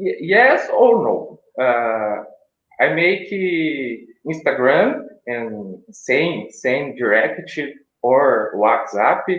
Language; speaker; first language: English; non-native, learner; Portuguese